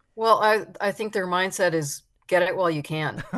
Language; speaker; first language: English; native; English